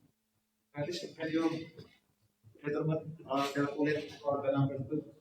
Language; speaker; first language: English; non-native, learner; Indonesian